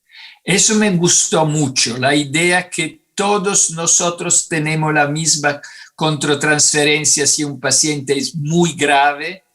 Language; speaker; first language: Spanish; non-native, fluent; Italian